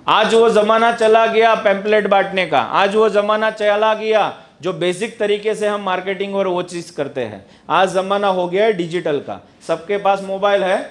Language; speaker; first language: Hindi; non-native, local second language; Gujarati